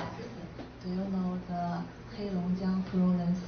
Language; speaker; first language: English; non-native, learner; Chinese